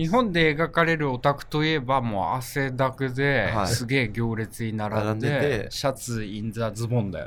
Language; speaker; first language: Japanese; native; Japanese